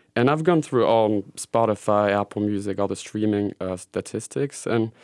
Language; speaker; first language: English; non-native, fluent; French